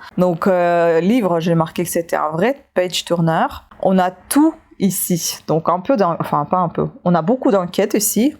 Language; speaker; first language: French; non-native, fluent; Russian